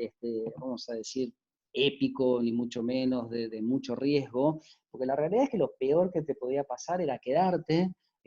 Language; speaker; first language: Spanish; native; Spanish